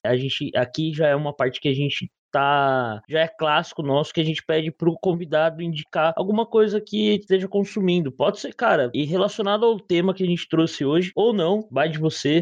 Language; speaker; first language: Portuguese; native; Portuguese